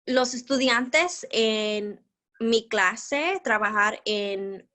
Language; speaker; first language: Spanish; non-native, learner; English